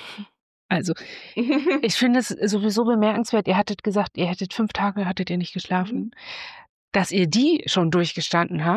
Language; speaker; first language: German; native; German